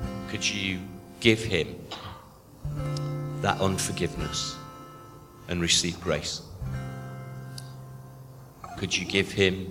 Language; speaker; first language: English; native; English